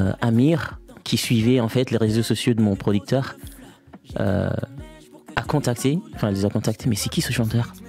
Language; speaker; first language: French; non-native, fluent; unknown